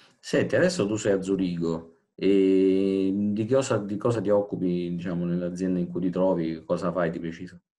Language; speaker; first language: Italian; native; Italian